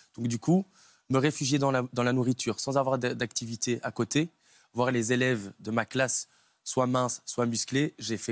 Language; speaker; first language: French; native; French